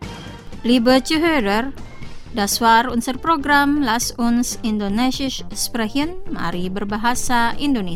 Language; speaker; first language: German; non-native, fluent; Indonesian